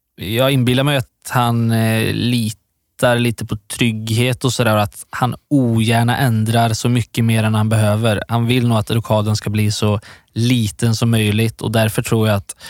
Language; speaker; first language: Swedish; native; Swedish